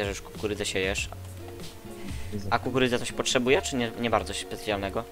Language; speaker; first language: Polish; native; Polish